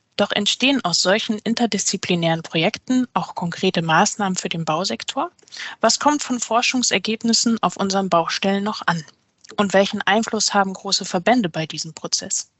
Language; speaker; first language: German; native; German